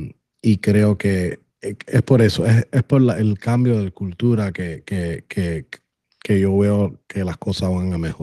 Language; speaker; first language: Spanish; early bilingual, other home language; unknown